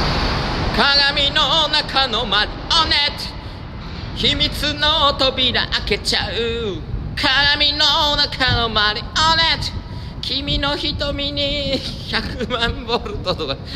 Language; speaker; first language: Japanese; native; Japanese